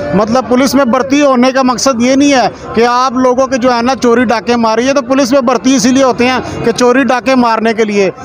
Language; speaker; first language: Urdu; non-native, local second language; Punjabi